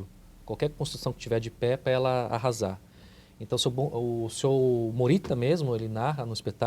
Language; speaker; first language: Portuguese; native; Portuguese